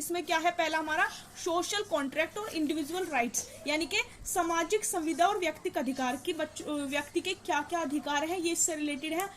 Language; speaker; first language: Hindi; native; Hindi